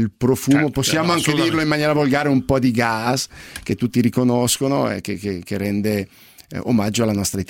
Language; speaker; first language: Italian; native; Italian